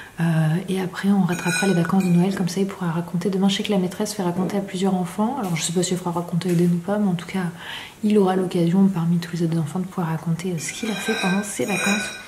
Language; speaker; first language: French; native; French